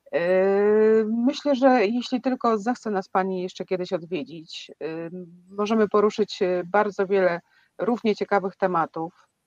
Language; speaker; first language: Polish; native; Polish